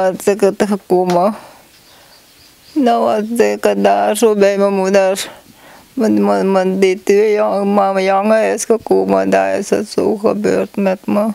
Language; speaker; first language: Dutch; non-native, local second language; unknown